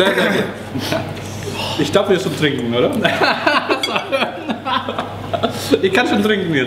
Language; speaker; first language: German; non-native, learner; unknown